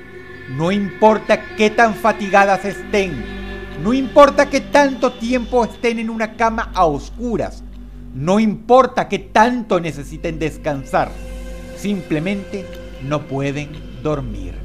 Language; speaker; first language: Spanish; native; Spanish